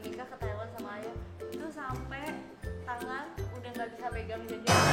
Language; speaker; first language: Indonesian; native; Indonesian